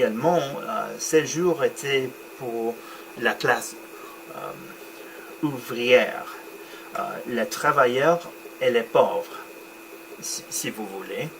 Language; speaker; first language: French; non-native, learner; English